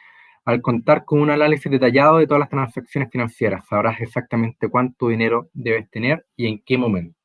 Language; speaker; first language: Spanish; native; Spanish